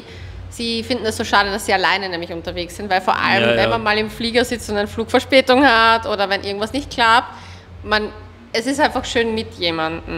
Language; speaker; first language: German; native; German